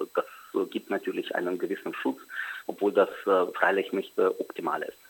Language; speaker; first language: German; non-native, fluent; Ukrainian